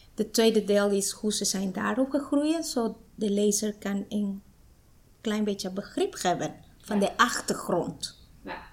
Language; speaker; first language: Dutch; non-native, fluent; Spanish